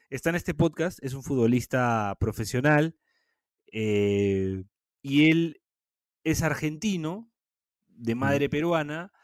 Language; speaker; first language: Spanish; native; Spanish